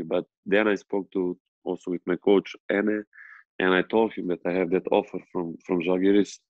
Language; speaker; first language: English; non-native, fluent; Serbian